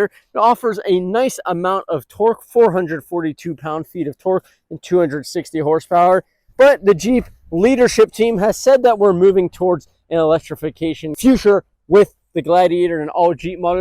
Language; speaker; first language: English; native; English